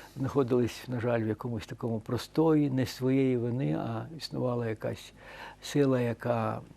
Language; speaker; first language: Ukrainian; native; Ukrainian